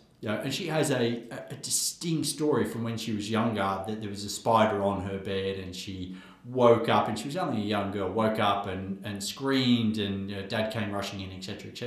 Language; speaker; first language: English; native; English